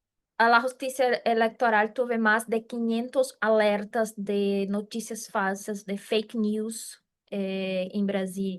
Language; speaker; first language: Spanish; non-native, fluent; Portuguese